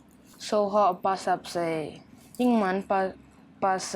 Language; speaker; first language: Cantonese; early bilingual, other home language; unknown